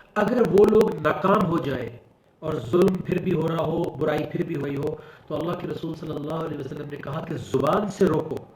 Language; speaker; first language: Urdu; native; Urdu